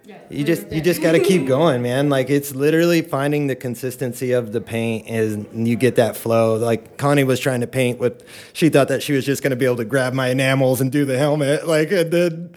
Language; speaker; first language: English; native; English